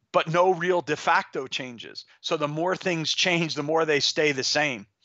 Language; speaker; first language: English; native; English